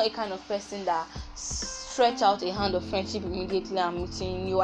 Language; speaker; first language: English; non-native, local second language; Igbo